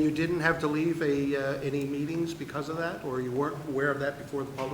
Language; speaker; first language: English; native; English